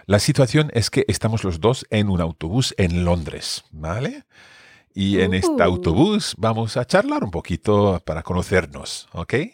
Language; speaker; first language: Spanish; non-native, fluent; English